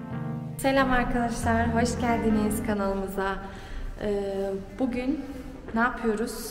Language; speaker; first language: Turkish; early bilingual, heritage; Turkish